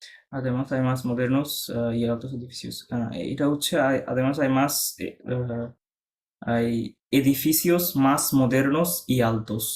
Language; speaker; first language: Spanish; non-native, fluent; Bangla